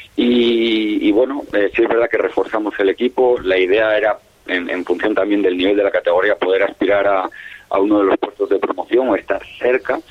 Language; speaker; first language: Spanish; native; Spanish